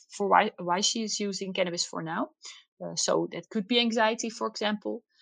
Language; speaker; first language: English; non-native, fluent; Dutch